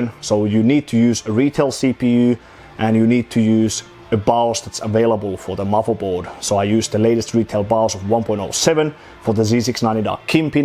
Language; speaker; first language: English; non-native, fluent; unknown